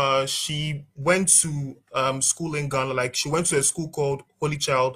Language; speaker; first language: English; non-native, local second language; Akan